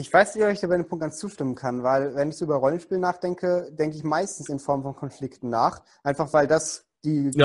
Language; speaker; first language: German; native; German